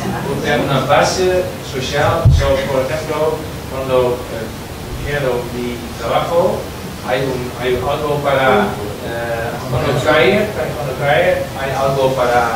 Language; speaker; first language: Spanish; non-native, learner; Dutch